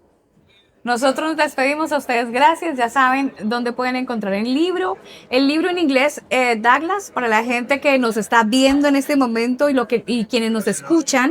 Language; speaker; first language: Spanish; native; Spanish